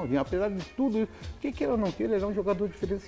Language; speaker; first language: Portuguese; native; Portuguese